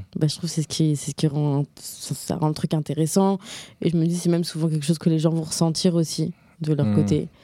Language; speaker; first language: French; native; French